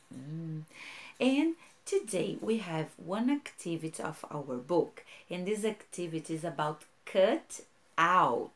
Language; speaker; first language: English; non-native, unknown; Portuguese